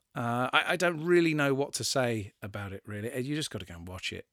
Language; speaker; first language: English; native; English